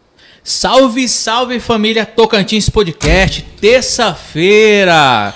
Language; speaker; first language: Portuguese; native; Portuguese